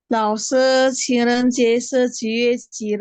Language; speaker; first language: Chinese; non-native, learner; Indonesian